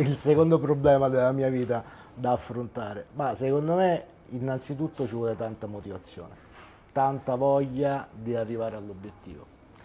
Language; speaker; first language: Italian; native; Italian